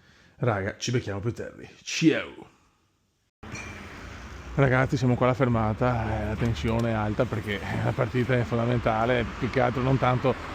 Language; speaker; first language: Italian; native; Italian